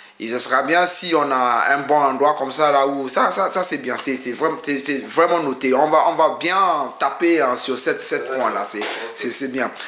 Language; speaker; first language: French; non-native, fluent; Akan